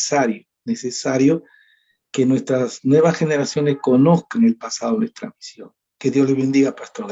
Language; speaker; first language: Spanish; native; Spanish